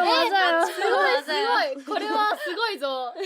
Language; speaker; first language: Japanese; native; Japanese